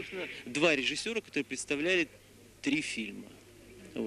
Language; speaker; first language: Russian; native; Russian